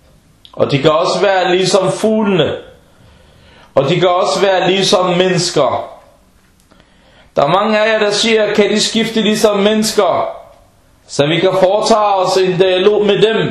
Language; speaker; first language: Danish; non-native, fluent; Arabic